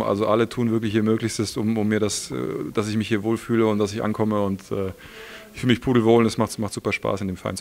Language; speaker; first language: German; native; German